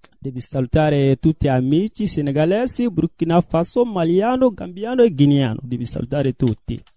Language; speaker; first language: Italian; non-native, learner; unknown